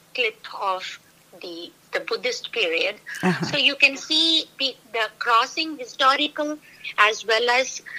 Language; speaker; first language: English; non-native, local second language; Tamil